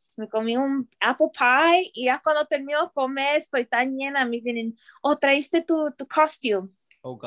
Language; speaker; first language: Spanish; early bilingual, heritage; Spanish